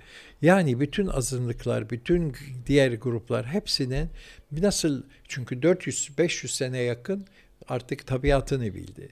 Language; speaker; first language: Turkish; early bilingual, heritage; Turkish